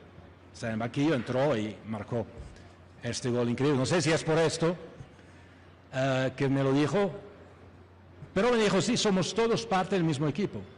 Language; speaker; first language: Spanish; non-native, fluent; Italian